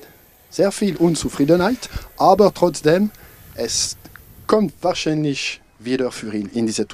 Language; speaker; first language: German; non-native, fluent; French